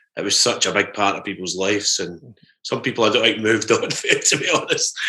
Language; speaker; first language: English; native; English